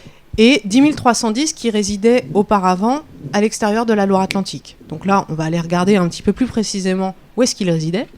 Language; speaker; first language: French; native; French